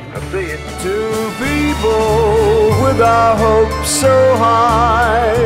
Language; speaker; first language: English; native; English